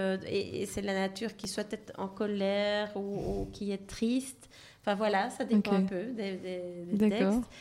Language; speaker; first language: French; native; French